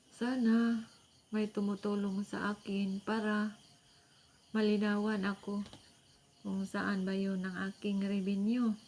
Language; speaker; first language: Filipino; non-native, local second language; Cebuano